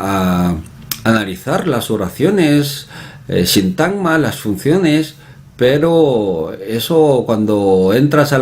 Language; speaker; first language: Spanish; non-native, fluent; Korean